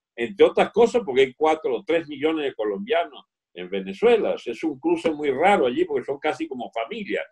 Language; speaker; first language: Spanish; native; Spanish